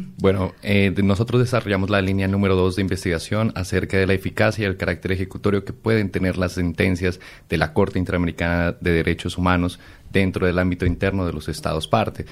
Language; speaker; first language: Spanish; native; Spanish